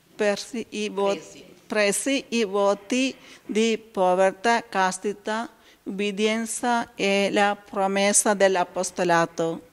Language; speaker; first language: Italian; non-native, fluent; Malayalam